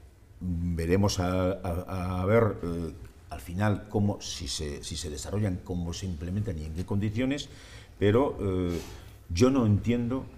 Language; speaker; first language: Spanish; native; Spanish